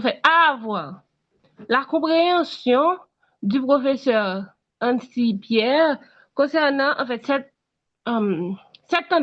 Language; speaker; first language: French; non-native, local second language; Haitian Creole